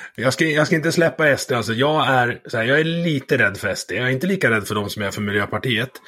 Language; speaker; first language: Swedish; native; Swedish